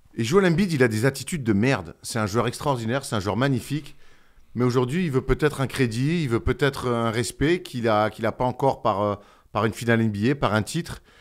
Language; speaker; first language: French; native; French